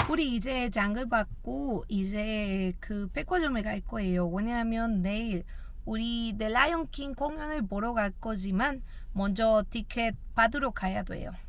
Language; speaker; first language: Korean; non-native, learner; Spanish